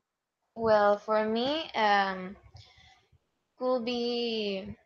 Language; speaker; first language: English; non-native, learner; Spanish